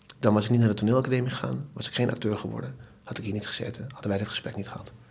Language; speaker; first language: Dutch; early bilingual, other home language; Turkish